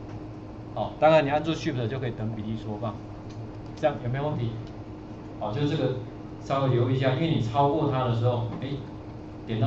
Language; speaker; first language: Chinese; native; Chinese